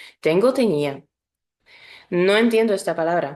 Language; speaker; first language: Spanish; non-native, fluent; Polish